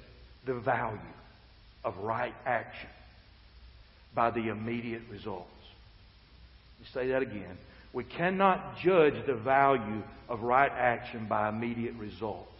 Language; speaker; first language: English; native; English